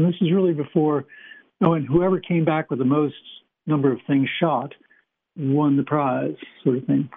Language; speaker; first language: English; native; English